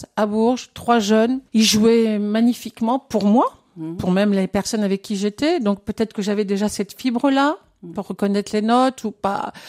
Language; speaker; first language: French; native; French